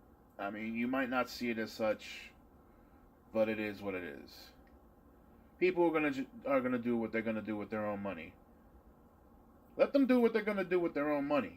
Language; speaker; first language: English; native; English